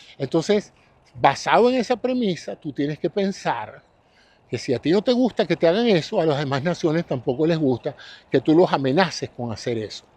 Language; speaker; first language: Spanish; native; Spanish